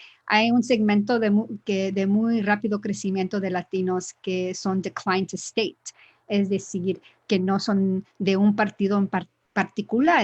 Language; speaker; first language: Spanish; early bilingual, other home language; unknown